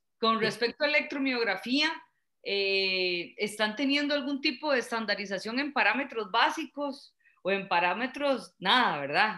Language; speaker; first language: Spanish; native; Spanish